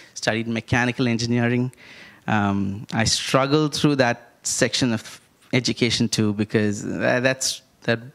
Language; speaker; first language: English; non-native, local second language; Malayalam